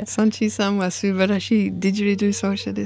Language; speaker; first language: Japanese; non-native, learner; English